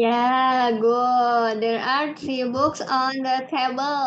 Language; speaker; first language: English; non-native, fluent; Indonesian